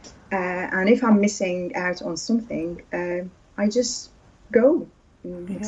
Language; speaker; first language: English; non-native, fluent; Arabic